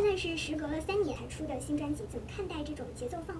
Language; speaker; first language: Chinese; native; Chinese